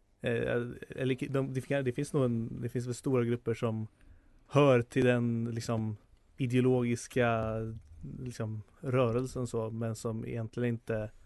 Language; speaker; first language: Swedish; native; Swedish